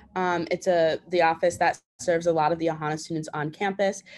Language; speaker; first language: English; native; English